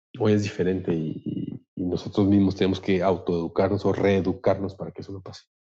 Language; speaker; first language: Spanish; native; Spanish